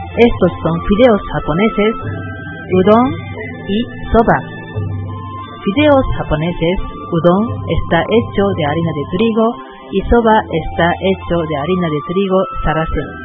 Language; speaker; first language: Spanish; non-native, learner; Japanese